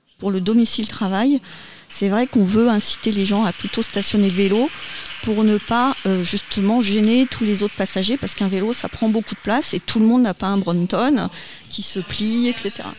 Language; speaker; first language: French; native; French